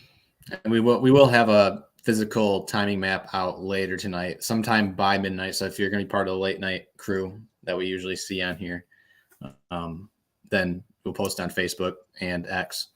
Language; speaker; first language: English; native; English